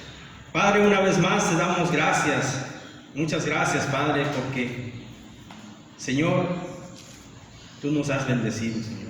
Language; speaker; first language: Spanish; native; Spanish